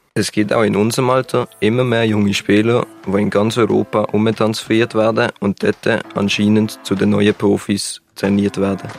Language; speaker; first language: German; native; German